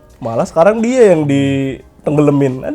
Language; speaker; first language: Indonesian; native; Indonesian